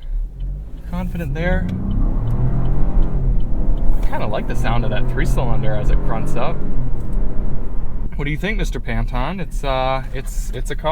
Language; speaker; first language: English; native; English